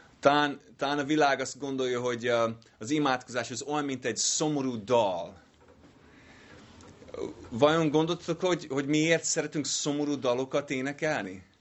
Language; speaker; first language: Hungarian; non-native, learner; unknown